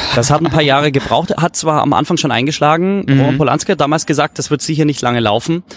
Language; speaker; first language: German; native; German